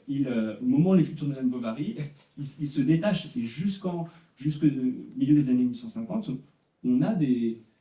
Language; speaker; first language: French; native; French